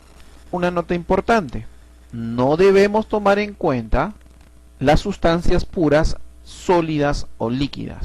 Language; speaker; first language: Spanish; native; Spanish